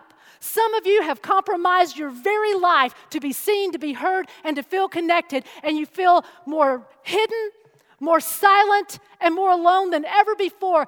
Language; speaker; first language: English; native; English